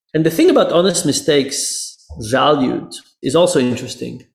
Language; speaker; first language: English; non-native, fluent; Hebrew